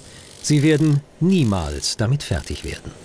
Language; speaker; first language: German; native; German